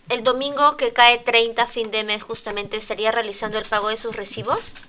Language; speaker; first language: Spanish; native; Spanish